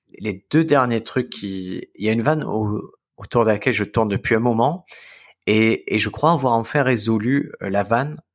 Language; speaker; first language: French; native; French